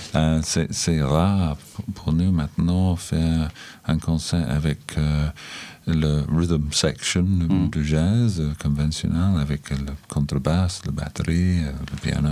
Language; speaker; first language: French; non-native, learner; English